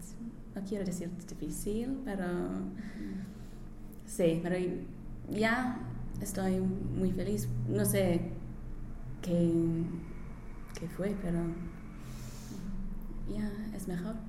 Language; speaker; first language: Spanish; non-native, learner; English